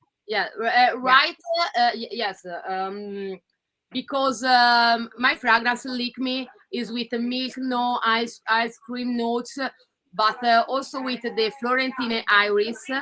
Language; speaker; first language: English; non-native, learner; Italian